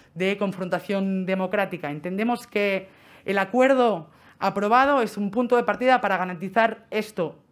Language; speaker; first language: Spanish; non-native, local second language; Catalan